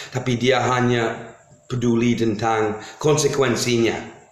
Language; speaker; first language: Indonesian; non-native, fluent; English